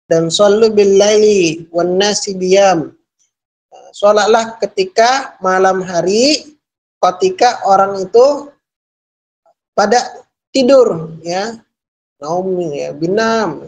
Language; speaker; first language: Indonesian; native; Indonesian